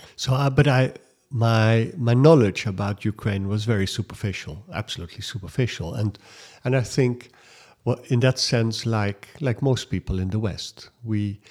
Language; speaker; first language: English; non-native, fluent; Dutch